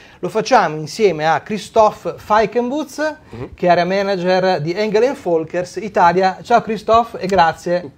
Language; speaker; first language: Italian; native; Italian